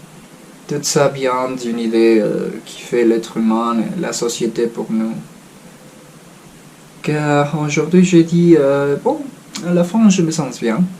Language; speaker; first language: French; non-native, fluent; Spanish